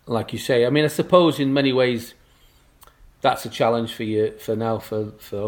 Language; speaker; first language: English; native; English